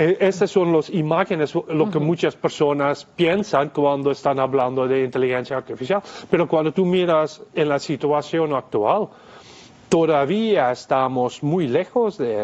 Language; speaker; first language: Spanish; non-native, fluent; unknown